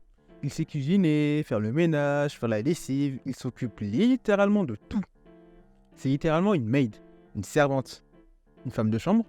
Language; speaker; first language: French; native; French